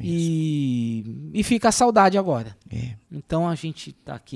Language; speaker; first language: Portuguese; native; Portuguese